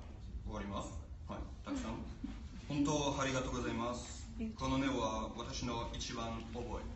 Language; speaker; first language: Japanese; non-native, learner; French